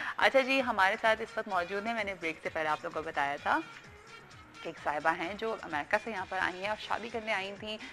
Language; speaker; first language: Urdu; native; Urdu